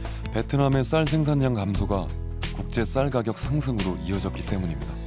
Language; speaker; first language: Korean; native; Korean